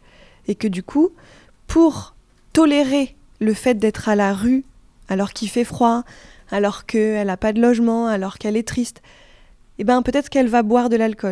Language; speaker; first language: French; native; French